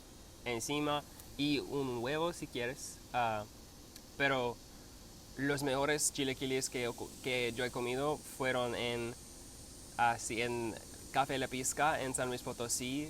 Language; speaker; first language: Spanish; non-native, learner; English